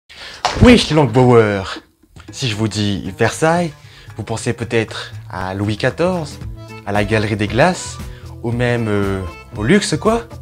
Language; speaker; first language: French; native; French